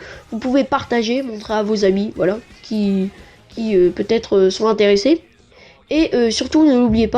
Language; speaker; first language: French; native; French